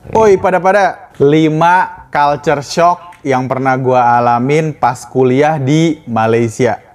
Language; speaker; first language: Indonesian; native; Indonesian